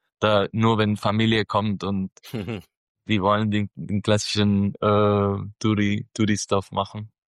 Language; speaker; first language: German; non-native, fluent; Spanish